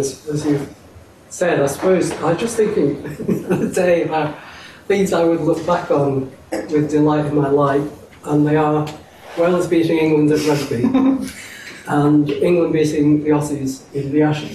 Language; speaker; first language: English; native; English